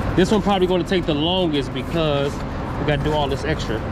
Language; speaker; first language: English; native; English